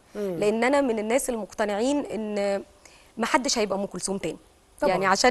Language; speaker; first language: Arabic; native; Arabic